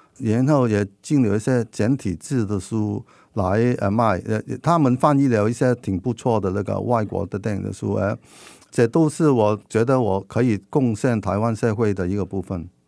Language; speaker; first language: Chinese; non-native, local second language; Cantonese